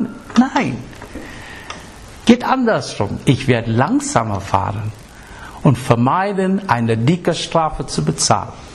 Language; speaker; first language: German; non-native, fluent; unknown